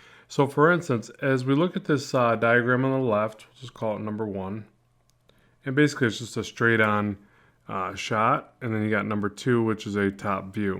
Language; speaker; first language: English; native; English